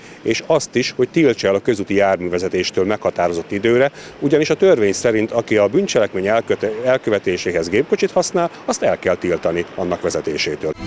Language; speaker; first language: Hungarian; native; Hungarian